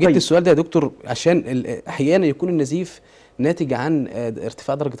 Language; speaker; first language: Arabic; native; Arabic